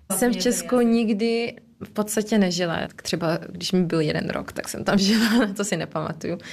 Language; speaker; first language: Czech; early bilingual, heritage; Czech